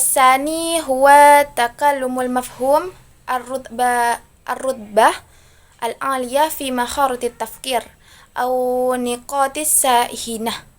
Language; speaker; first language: Arabic; non-native, learner; Indonesian